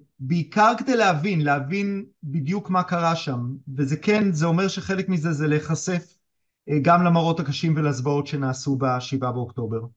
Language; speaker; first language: Hebrew; native; Hebrew